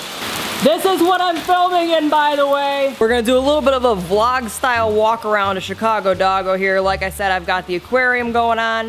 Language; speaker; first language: English; native; English